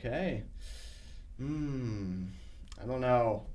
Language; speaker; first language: English; native; English